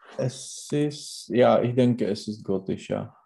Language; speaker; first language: German; non-native, learner; Czech